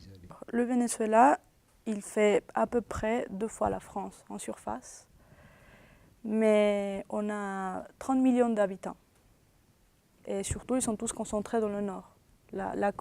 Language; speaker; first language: French; non-native, fluent; Spanish